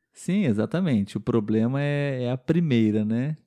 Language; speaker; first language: Portuguese; native; Portuguese